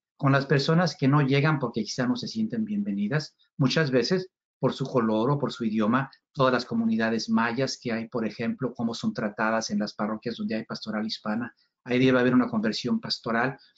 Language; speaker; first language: Spanish; native; Spanish